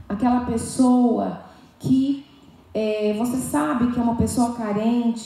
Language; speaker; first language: Portuguese; native; Portuguese